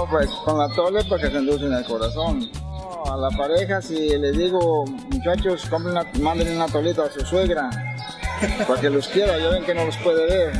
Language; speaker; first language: Spanish; native; Spanish